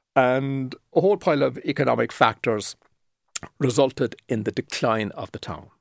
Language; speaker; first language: English; native; English